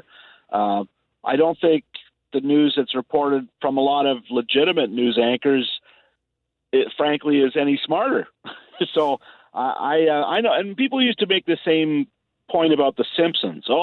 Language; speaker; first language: English; native; English